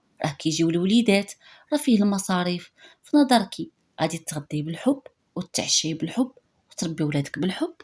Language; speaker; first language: Arabic; native; Arabic